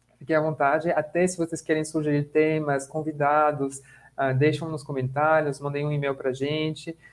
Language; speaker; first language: Portuguese; non-native, fluent; French